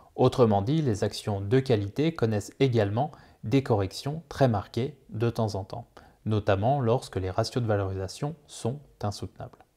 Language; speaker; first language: French; native; French